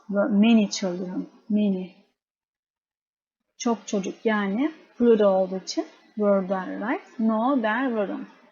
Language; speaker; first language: English; non-native, fluent; Turkish